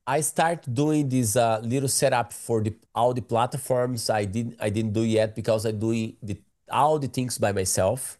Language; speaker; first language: English; non-native, learner; Portuguese